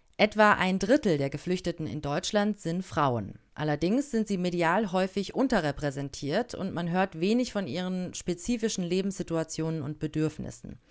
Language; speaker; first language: German; native; German